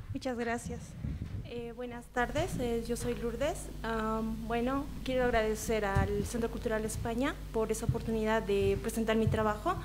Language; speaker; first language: Spanish; native; Spanish